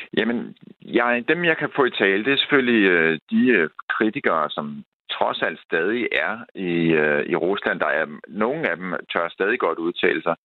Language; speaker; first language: Danish; native; Danish